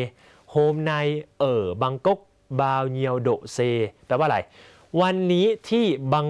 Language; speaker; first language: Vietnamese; non-native, fluent; Thai